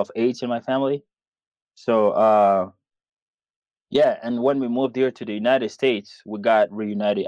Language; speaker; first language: English; non-native, fluent; Kinyarwanda